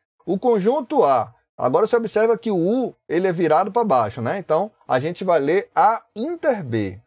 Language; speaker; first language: Portuguese; native; Portuguese